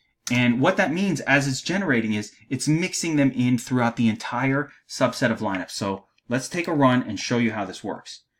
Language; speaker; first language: English; native; English